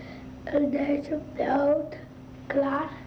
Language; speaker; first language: Dutch; early bilingual, other home language; Arabic